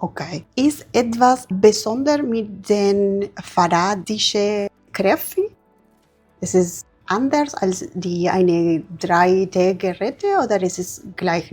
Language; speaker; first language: German; non-native, learner; Spanish